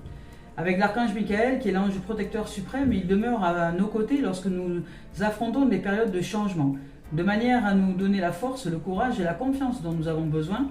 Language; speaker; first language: French; native; French